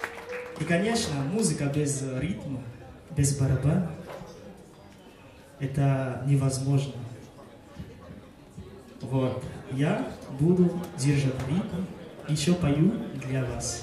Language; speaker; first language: Russian; non-native, fluent; French